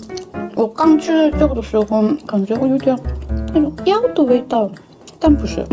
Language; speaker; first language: Chinese; non-native, learner; Korean